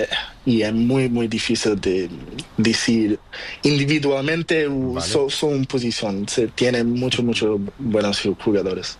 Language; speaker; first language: Spanish; non-native, learner; Portuguese